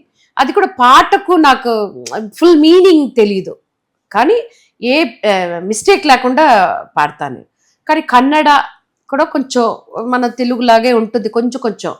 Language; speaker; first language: Telugu; non-native, local second language; Tamil